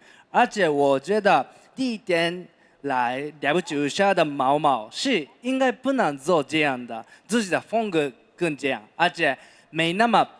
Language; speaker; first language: Chinese; non-native, learner; Japanese